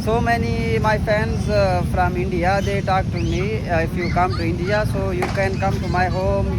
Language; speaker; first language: English; non-native, learner; Saraiki